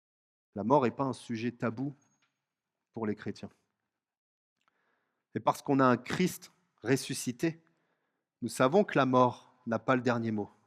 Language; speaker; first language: French; native; French